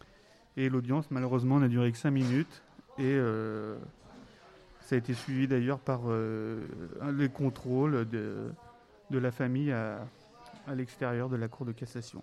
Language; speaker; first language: French; native; French